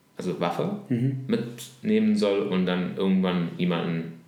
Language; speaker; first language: German; non-native, fluent; Arabic